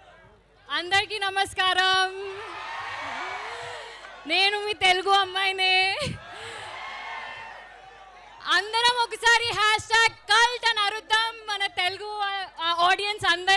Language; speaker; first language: Telugu; non-native, learner; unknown